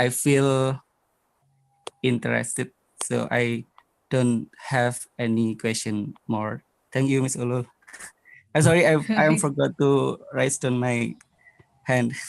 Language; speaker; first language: English; non-native, learner; Indonesian